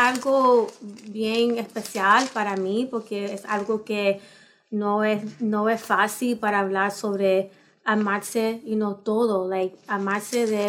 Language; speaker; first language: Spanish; early bilingual, heritage; Spanish